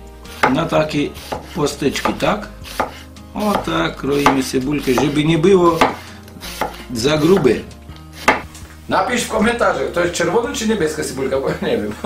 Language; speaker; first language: Polish; non-native, fluent; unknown